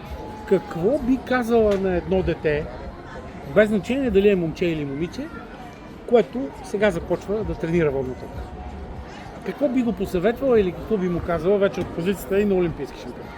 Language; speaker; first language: Bulgarian; native; Bulgarian